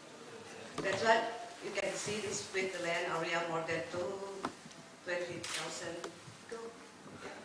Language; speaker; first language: English; non-native, learner; Indonesian